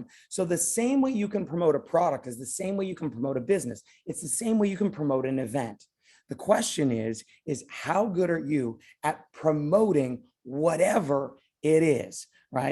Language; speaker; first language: English; native; English